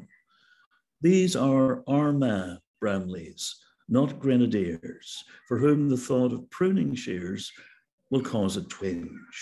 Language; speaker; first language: English; native; English